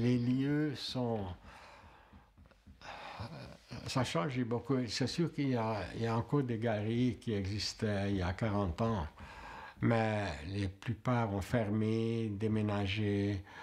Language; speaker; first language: French; non-native, fluent; Hungarian